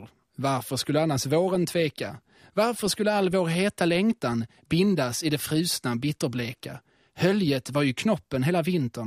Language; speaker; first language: Swedish; native; Swedish